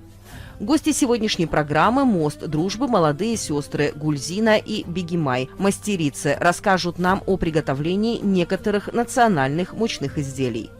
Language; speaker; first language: Russian; native; Russian